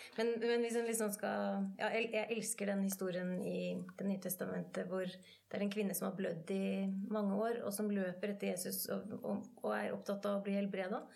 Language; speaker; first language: Norwegian; native; Norwegian